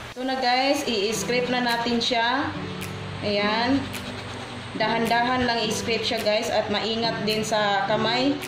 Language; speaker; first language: Filipino; non-native, local second language; Cebuano